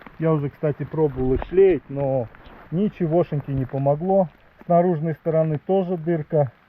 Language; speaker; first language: Russian; non-native, local second language; Ukrainian